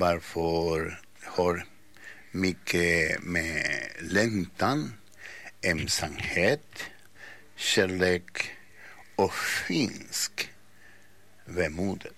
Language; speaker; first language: Swedish; non-native, fluent; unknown